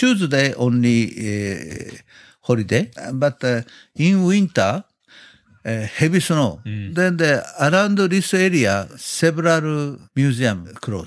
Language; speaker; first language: English; non-native, learner; Japanese